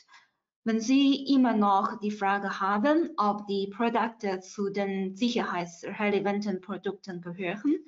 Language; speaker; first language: German; non-native, fluent; Chinese